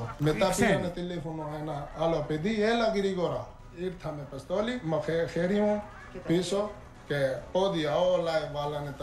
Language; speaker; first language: Greek; non-native, learner; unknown